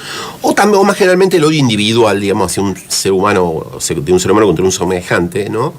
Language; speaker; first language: Spanish; native; Spanish